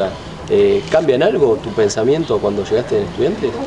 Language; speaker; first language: Spanish; native; Spanish